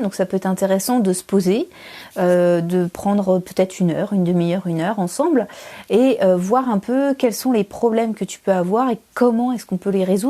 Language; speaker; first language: French; native; French